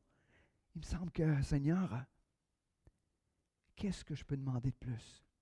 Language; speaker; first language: French; native; French